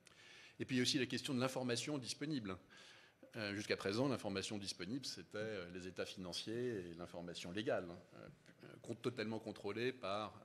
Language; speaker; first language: French; native; French